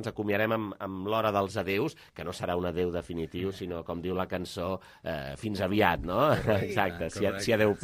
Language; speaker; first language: Catalan; native; Catalan